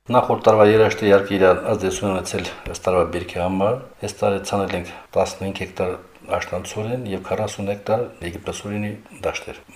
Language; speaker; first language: Armenian; native; Armenian